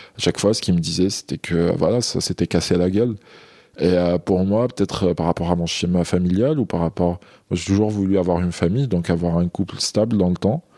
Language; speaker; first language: French; non-native, local second language; Kabyle